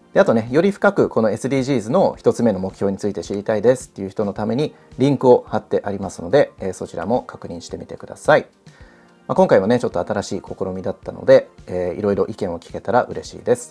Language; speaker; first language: Japanese; early bilingual, heritage; Japanese